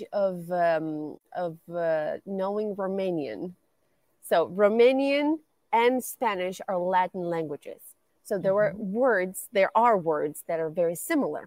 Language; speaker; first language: English; non-native, fluent; Romanian